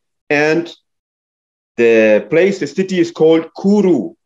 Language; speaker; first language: English; non-native, fluent; German